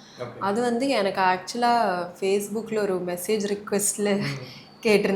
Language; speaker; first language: Tamil; early bilingual, heritage; Tamil